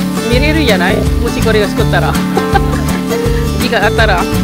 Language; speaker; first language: Japanese; non-native, learner; Filipino